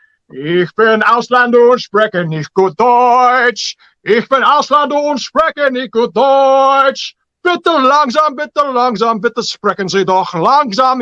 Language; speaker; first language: German; non-native, learner; English